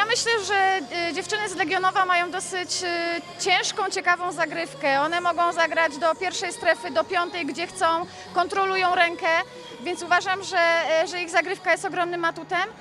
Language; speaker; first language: Polish; native; Polish